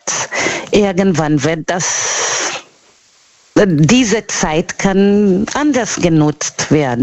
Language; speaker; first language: German; non-native, learner; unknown